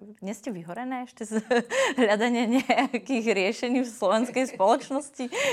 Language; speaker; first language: Slovak; native; Slovak